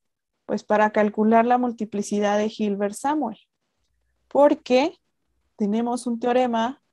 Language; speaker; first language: Spanish; native; Spanish